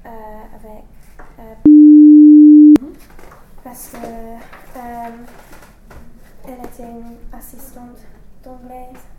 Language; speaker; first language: French; non-native, learner; English